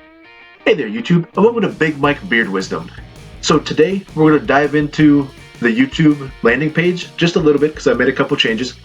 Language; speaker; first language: English; native; English